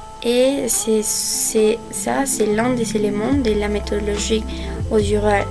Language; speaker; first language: French; non-native, fluent; Spanish